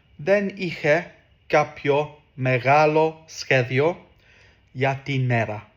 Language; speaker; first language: Greek; non-native, learner; English